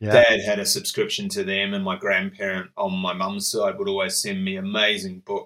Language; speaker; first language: English; native; English